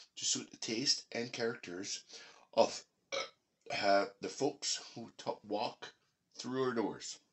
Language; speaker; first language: English; early bilingual, other home language; French